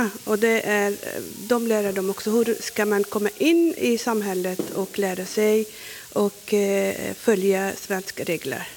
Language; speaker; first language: Swedish; non-native, fluent; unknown